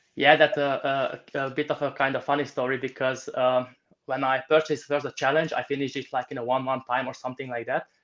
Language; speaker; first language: English; non-native, fluent; Romanian